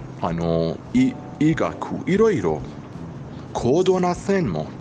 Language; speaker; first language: Japanese; non-native, learner; Persian